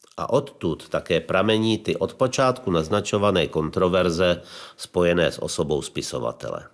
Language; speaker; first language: Czech; native; Czech